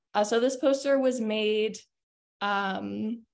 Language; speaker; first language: English; native; English